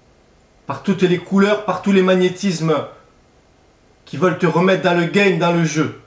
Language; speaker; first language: French; native; French